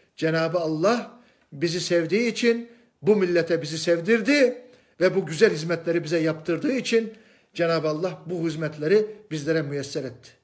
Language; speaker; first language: Turkish; non-native, fluent; Chinese